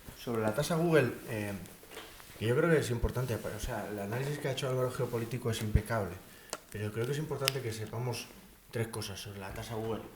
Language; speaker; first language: Spanish; native; Spanish